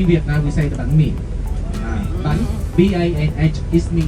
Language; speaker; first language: English; non-native, learner; Vietnamese